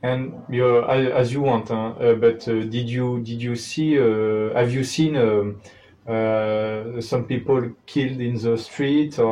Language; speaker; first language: English; non-native, learner; French